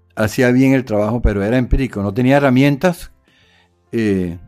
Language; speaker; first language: Spanish; native; Spanish